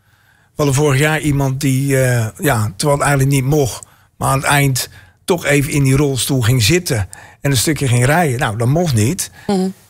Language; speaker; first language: Dutch; native; Dutch